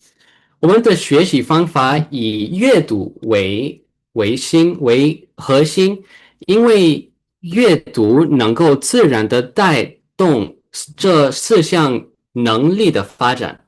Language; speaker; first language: Chinese; early bilingual, heritage; Chinese